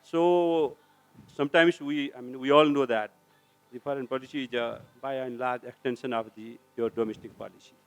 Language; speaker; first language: English; non-native, local second language; Nepali